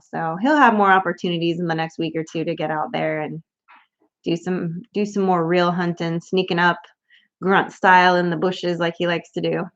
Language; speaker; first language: English; native; English